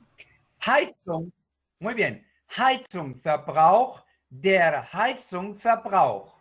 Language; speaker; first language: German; non-native, fluent; Spanish